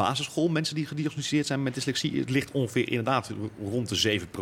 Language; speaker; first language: Dutch; native; Dutch